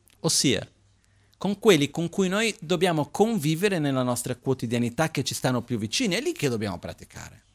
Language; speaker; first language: Italian; non-native, fluent; Portuguese